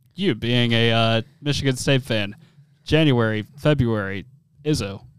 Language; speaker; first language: English; native; English